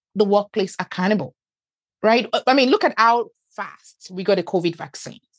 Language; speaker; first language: English; non-native, local second language; Yoruba